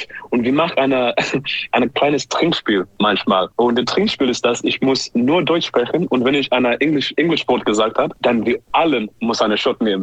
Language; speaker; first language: German; non-native, learner; English